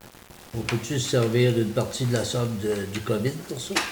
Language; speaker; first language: French; native; French